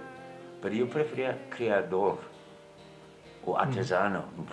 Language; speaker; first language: Spanish; non-native, fluent; English